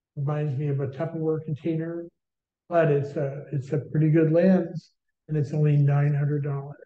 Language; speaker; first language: English; native; English